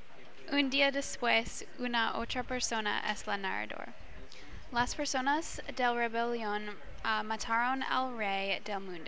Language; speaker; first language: Spanish; non-native, learner; English